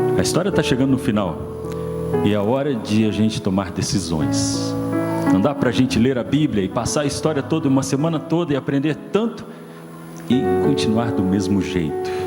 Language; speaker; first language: Portuguese; native; Portuguese